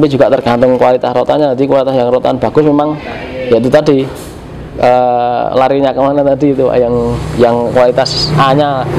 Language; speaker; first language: Indonesian; native; Indonesian